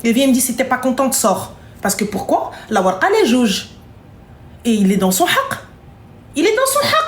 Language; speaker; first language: French; native; French